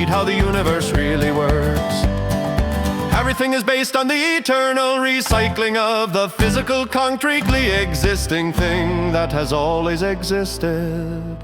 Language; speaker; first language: English; non-native, fluent; Finnish